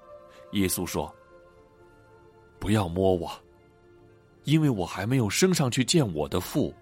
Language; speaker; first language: Chinese; native; Chinese